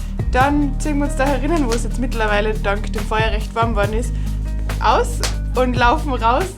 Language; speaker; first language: German; native; German